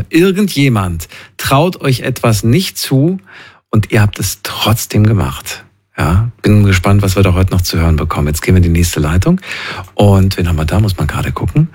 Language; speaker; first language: German; native; German